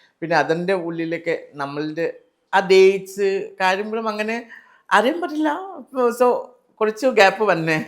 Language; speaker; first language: Malayalam; non-native, learner; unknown